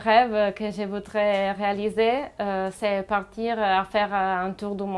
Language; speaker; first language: French; non-native, fluent; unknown